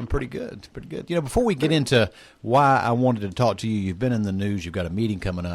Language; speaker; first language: English; native; English